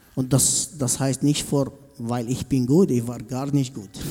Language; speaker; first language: German; non-native, learner; Arabic